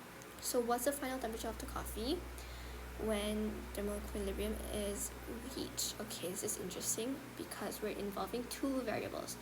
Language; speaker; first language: English; non-native, local second language; Malay